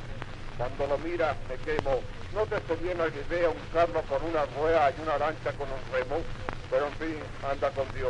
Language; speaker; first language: Spanish; native; Spanish